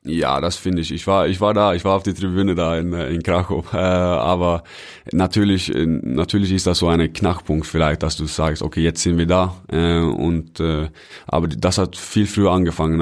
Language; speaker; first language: German; non-native, fluent; Norwegian